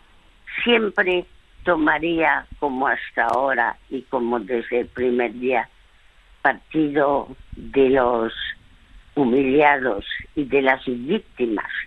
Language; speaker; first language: Spanish; early bilingual, other home language; French